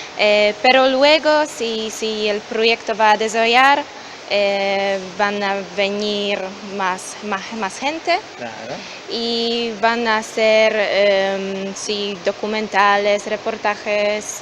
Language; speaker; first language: Spanish; non-native, learner; Polish